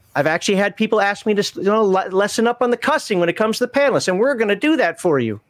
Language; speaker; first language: English; native; English